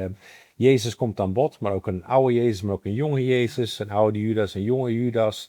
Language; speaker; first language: Dutch; native; Dutch